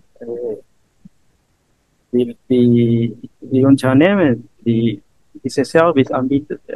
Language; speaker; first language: German; non-native, learner; Spanish